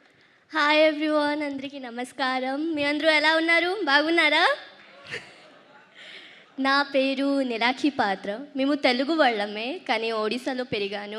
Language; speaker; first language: Telugu; early bilingual, heritage; Telugu